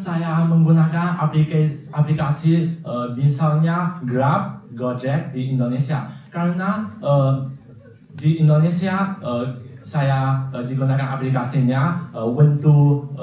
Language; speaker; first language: Indonesian; non-native, fluent; Chinese